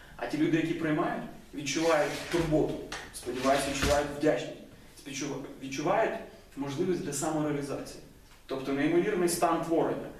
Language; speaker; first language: Ukrainian; native; Ukrainian